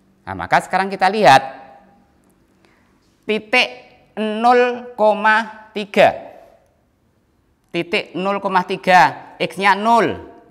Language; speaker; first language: Indonesian; native; Indonesian